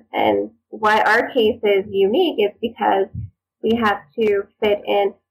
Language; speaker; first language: English; native; English